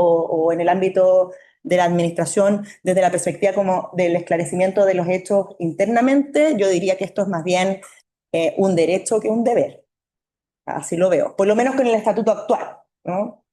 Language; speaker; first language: Spanish; native; Spanish